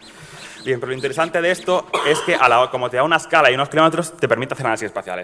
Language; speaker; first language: Spanish; native; Spanish